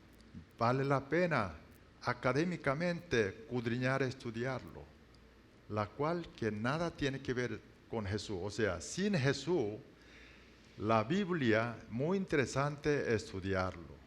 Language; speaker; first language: Spanish; non-native, learner; Korean